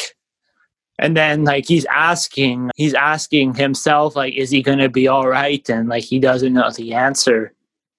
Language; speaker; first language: English; native; English